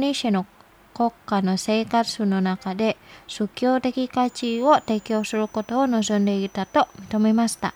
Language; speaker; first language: Japanese; non-native, fluent; Indonesian